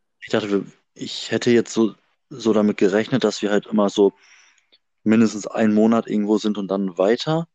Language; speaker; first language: German; native; German